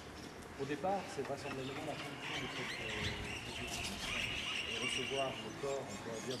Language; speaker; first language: French; native; French